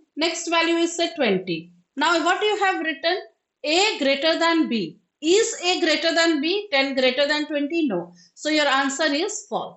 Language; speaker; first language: English; non-native, local second language; Hindi